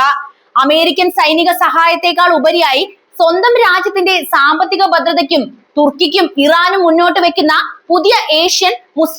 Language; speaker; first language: Malayalam; native; Malayalam